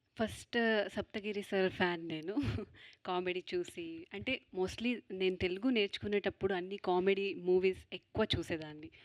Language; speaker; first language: Telugu; non-native, fluent; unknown